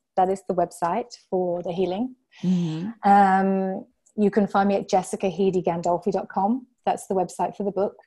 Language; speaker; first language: English; native; English